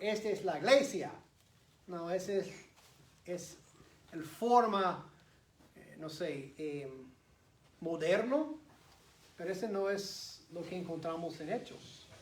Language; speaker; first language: Spanish; non-native, fluent; English